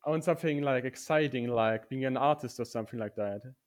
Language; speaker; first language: English; non-native, fluent; German